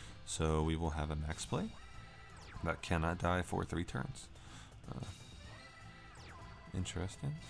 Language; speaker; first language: English; native; English